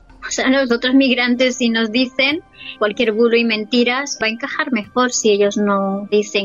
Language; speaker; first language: Spanish; native; Spanish